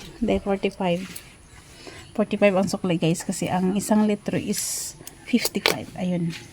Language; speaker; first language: Filipino; non-native, local second language; Cebuano